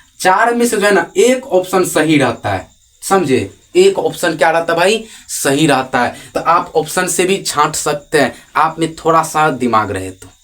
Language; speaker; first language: Hindi; native; Hindi